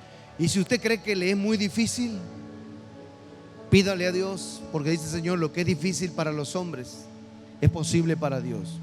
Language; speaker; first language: Spanish; native; Spanish